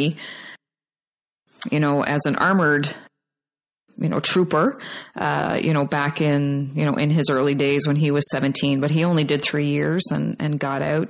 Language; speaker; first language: English; native; English